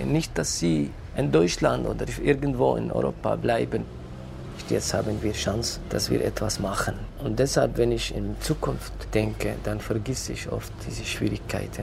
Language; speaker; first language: German; non-native, fluent; Kurdish